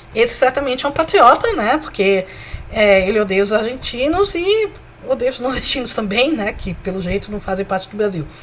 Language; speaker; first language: Portuguese; early bilingual, other home language; Spanish